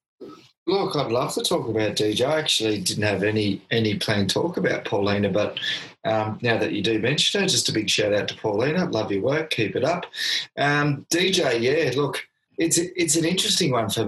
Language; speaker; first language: English; native; English